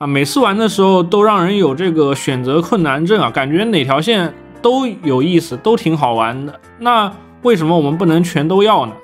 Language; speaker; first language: Chinese; native; Chinese